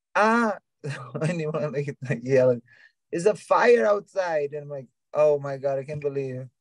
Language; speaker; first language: English; non-native, learner; Portuguese